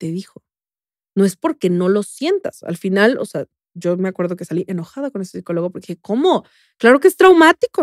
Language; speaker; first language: Spanish; native; Spanish